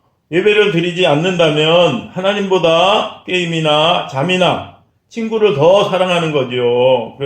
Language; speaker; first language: Korean; native; Korean